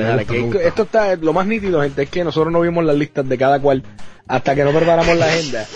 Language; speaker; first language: Spanish; native; Spanish